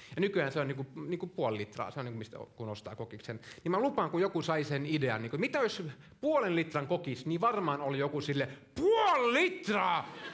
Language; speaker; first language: Finnish; non-native, local second language; Swedish